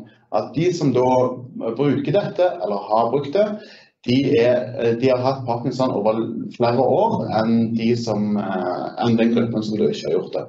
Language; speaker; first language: Norwegian; native; Norwegian